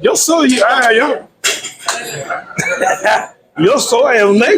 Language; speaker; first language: Spanish; non-native, learner; English